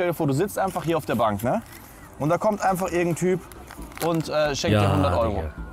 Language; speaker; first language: German; native; German